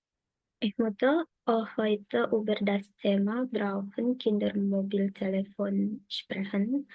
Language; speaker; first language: German; non-native, learner; Indonesian